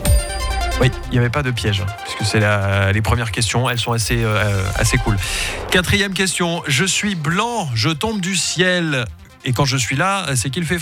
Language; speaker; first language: French; native; French